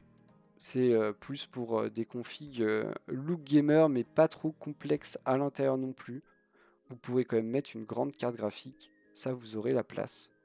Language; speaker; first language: French; native; French